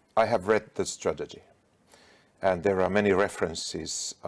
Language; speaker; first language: English; non-native, fluent; Finnish